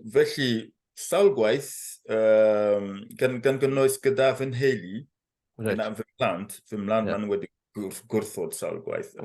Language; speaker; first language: Welsh; non-native, fluent; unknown